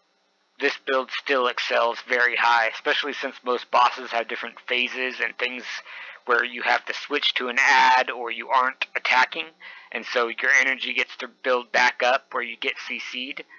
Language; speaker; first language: English; native; English